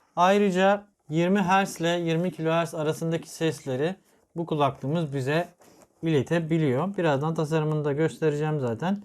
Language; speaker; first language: Turkish; native; Turkish